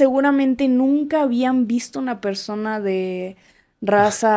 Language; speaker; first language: Spanish; native; Spanish